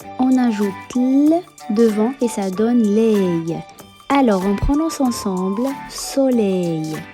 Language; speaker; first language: French; non-native, local second language; Arabic